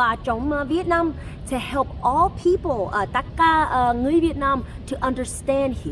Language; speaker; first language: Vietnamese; non-native, learner; English